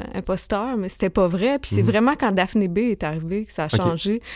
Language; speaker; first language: French; native; French